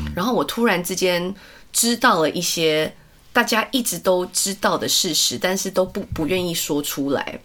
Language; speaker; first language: Chinese; early bilingual, heritage; Chinese